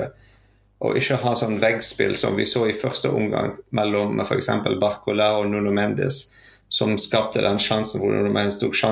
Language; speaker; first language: Norwegian; non-native, fluent; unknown